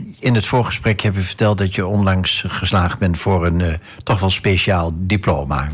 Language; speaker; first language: Dutch; native; Dutch